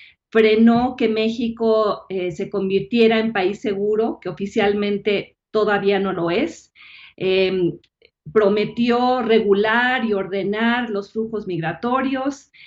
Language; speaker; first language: Spanish; native; Spanish